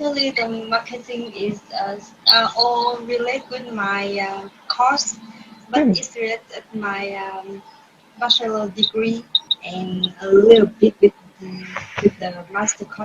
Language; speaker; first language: English; non-native, learner; Vietnamese